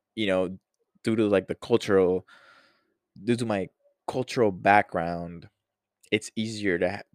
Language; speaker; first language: English; non-native, fluent; Spanish